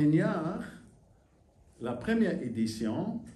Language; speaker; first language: French; non-native, fluent; English